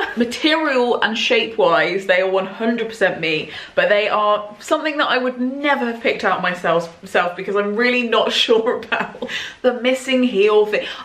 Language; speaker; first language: English; native; English